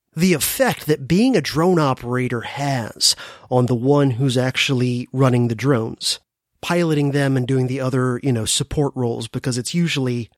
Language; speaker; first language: English; native; English